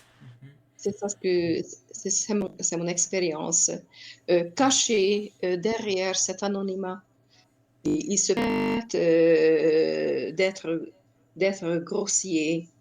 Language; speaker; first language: French; non-native, fluent; Hungarian